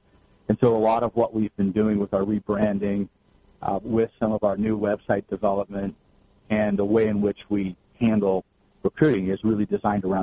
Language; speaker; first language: English; native; English